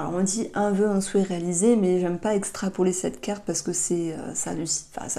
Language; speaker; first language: French; native; French